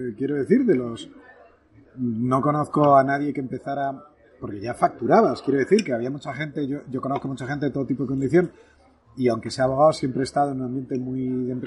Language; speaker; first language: Spanish; native; Spanish